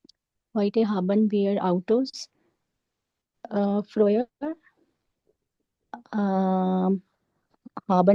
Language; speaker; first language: German; non-native, learner; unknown